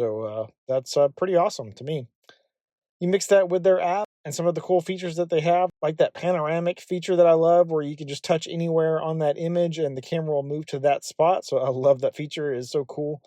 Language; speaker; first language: English; native; English